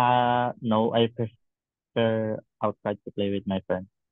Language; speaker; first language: English; non-native, learner; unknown